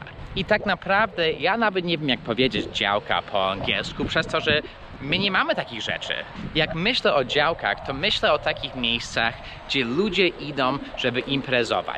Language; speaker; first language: Polish; early bilingual, heritage; Polish